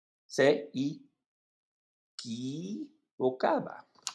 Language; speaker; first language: Spanish; non-native, learner; English